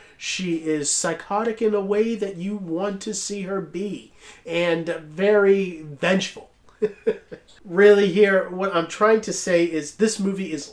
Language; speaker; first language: English; native; English